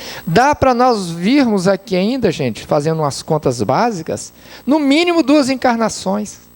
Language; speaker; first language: Portuguese; native; Portuguese